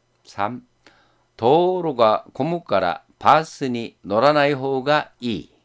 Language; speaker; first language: Japanese; non-native, fluent; Korean